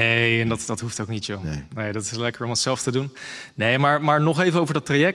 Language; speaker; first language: Dutch; native; Dutch